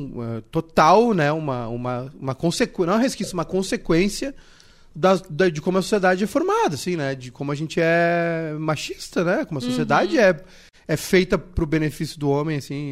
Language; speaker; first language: Portuguese; native; Portuguese